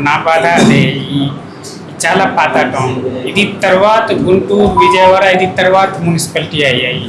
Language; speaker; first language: Telugu; non-native, fluent; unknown